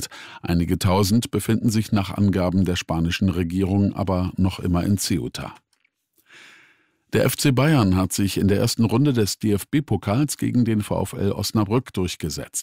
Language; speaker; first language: German; native; German